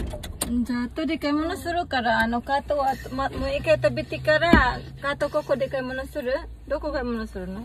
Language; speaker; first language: Japanese; non-native, fluent; Cebuano